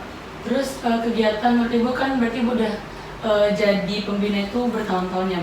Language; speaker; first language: Indonesian; non-native, local second language; Minangkabau